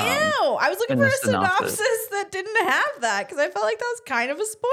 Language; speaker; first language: English; native; English